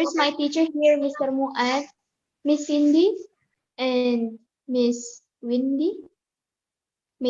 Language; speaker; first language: English; non-native, learner; Indonesian